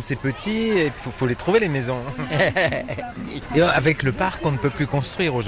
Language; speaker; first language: French; native; French